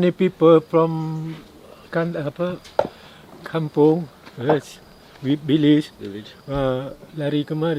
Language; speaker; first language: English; non-native, learner; Achinese